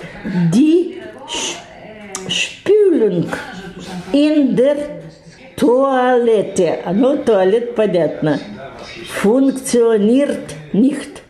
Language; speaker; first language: German; non-native, learner; Russian